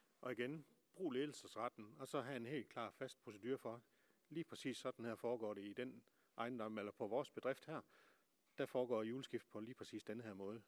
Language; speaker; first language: Danish; native; Danish